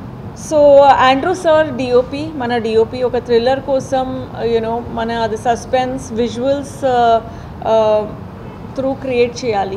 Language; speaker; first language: Telugu; non-native, fluent; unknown